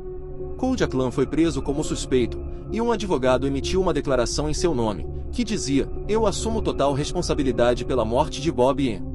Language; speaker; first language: Portuguese; native; Portuguese